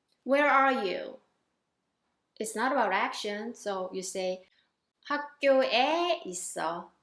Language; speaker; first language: English; non-native, fluent; Korean